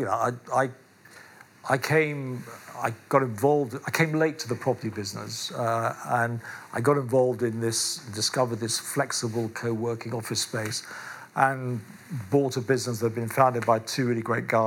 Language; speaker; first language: English; native; English